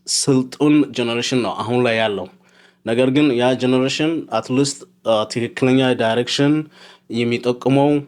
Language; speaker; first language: Amharic; non-native, local second language; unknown